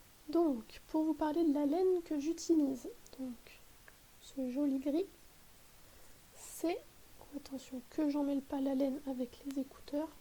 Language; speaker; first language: French; native; French